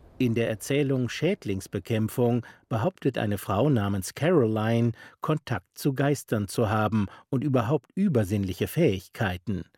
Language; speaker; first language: German; native; German